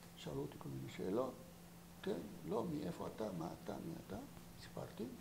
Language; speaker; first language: Hebrew; non-native, fluent; French